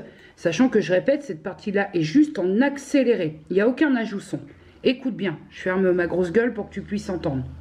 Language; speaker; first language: French; native; French